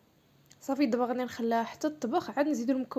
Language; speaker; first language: Arabic; native; Arabic